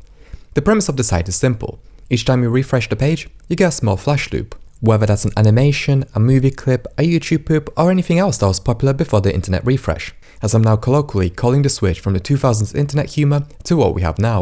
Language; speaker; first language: English; native; English